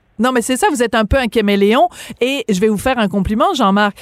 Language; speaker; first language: French; native; French